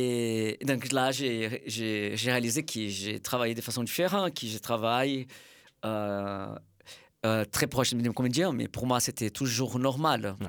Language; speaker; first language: French; non-native, fluent; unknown